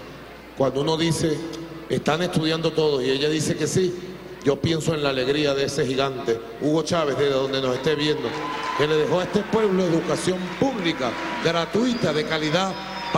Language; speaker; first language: Spanish; native; Spanish